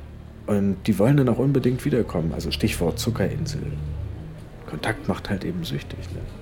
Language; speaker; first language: German; native; German